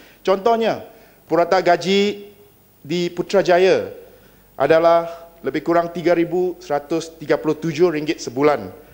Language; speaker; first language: Malay; non-native, local second language; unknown